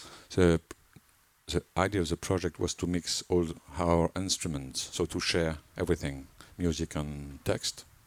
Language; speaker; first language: English; non-native, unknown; French